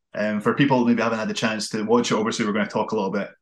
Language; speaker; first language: English; native; English